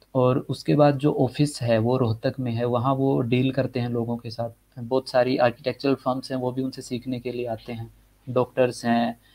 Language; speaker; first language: Hindi; native; Hindi